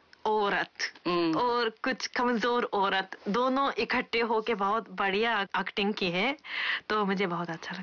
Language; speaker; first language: Hindi; non-native, fluent; Japanese